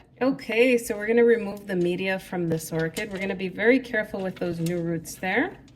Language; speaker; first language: English; native; English